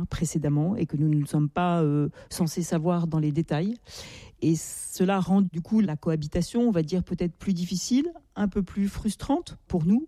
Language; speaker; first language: French; native; French